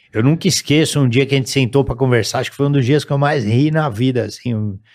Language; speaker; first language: Portuguese; native; Portuguese